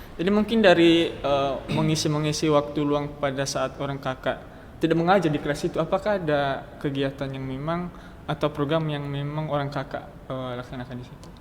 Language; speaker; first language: Indonesian; native; Indonesian